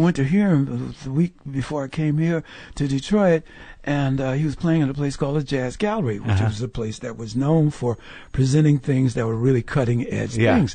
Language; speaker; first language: English; native; English